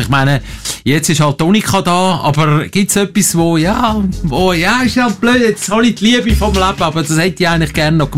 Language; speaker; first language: German; native; German